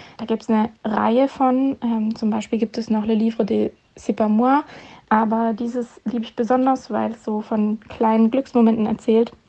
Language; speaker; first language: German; native; German